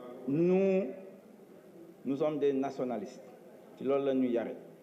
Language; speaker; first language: French; non-native, local second language; Wolof